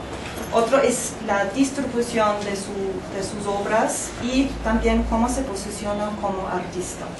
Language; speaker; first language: Spanish; non-native, fluent; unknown